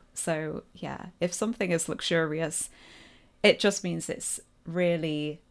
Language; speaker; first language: English; native; English